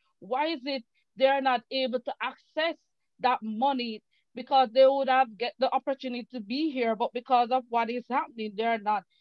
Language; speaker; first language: English; native; English